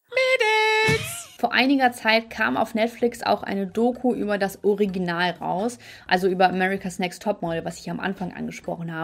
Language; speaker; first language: German; native; German